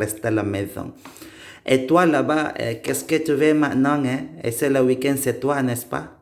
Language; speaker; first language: French; non-native, learner; Indonesian